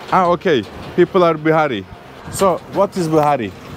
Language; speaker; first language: English; non-native, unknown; Turkish